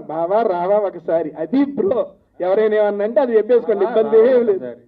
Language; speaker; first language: Telugu; native; Telugu